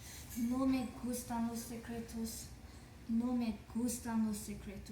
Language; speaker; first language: Spanish; non-native, learner; English